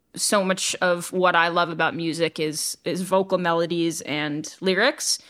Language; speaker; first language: English; native; English